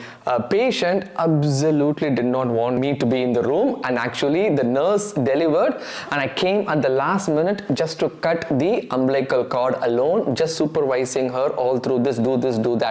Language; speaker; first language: English; non-native, local second language; Tamil